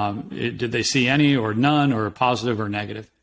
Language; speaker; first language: English; native; English